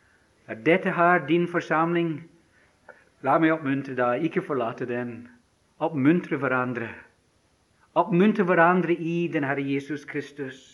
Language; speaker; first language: Norwegian; non-native, fluent; English